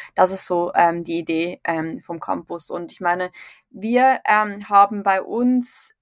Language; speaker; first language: German; native; German